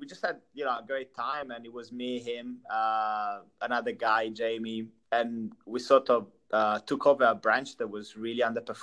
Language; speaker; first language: English; non-native, fluent; Italian